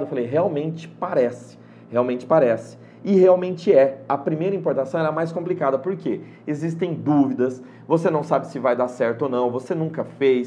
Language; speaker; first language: Portuguese; native; Portuguese